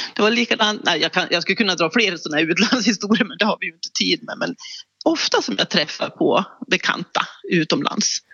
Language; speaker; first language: Swedish; native; Swedish